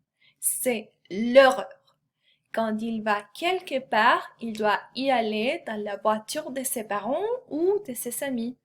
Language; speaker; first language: French; non-native, fluent; Spanish